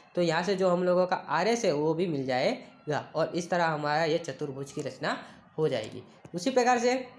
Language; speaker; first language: Hindi; non-native, local second language; Gujarati